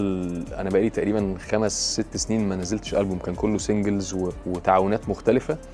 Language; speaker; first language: Arabic; native; Arabic